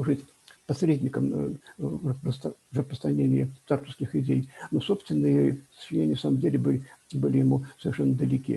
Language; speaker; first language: Russian; native; Russian